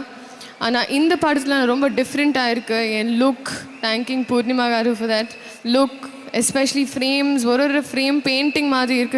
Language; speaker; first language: Tamil; non-native, learner; Telugu